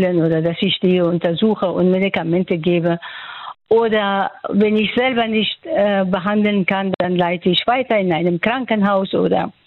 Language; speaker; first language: German; non-native, fluent; Persian